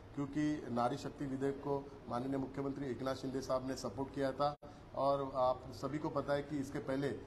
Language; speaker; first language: Hindi; non-native, local second language; Marathi